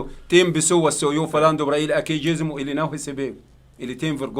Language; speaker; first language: Portuguese; non-native, learner; Arabic